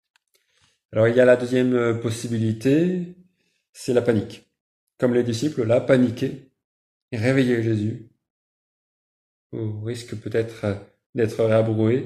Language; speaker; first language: French; native; French